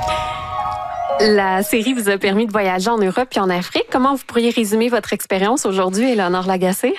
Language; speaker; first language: French; native; French